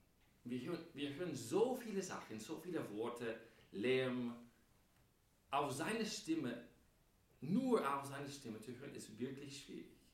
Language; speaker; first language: German; non-native, fluent; English